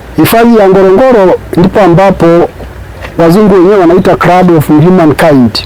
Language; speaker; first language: Swahili; non-native, local second language; Masai